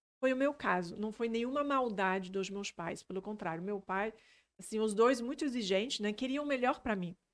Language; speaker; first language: Portuguese; non-native, fluent; French